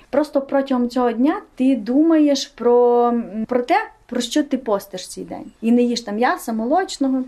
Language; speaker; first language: Ukrainian; native; Ukrainian